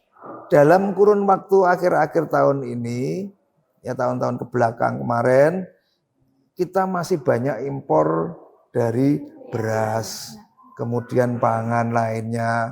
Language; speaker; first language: Indonesian; native; Indonesian